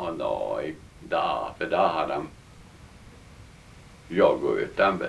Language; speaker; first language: Norwegian; early bilingual, heritage; Norwegian